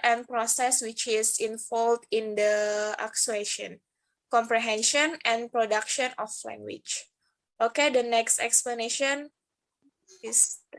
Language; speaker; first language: English; non-native, learner; Indonesian